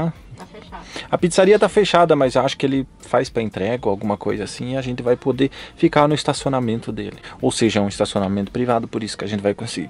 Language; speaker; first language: Portuguese; native; Portuguese